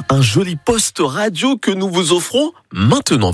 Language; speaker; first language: French; native; French